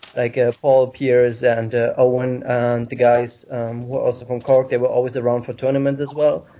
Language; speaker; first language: English; non-native, fluent; German